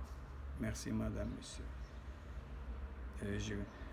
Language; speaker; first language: French; non-native, learner; Armenian